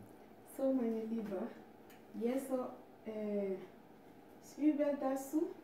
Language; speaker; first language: German; non-native, learner; French